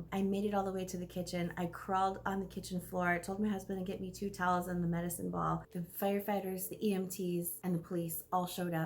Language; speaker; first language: English; native; English